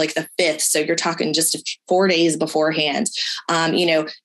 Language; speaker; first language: English; native; English